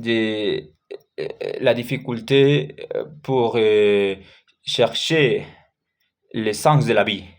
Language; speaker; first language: French; non-native, learner; Spanish